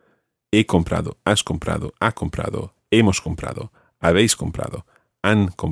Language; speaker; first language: Spanish; non-native, fluent; English